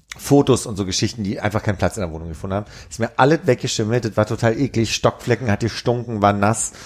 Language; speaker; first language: German; native; German